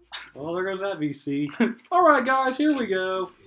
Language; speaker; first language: English; native; English